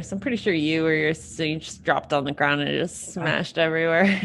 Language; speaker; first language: English; native; English